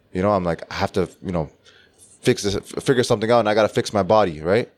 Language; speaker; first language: English; early bilingual, other home language; Czech